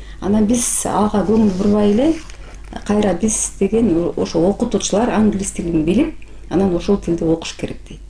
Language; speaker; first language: Kyrgyz; native; Kyrgyz